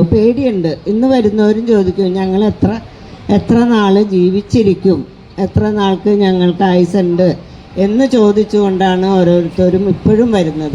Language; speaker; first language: Malayalam; native; Malayalam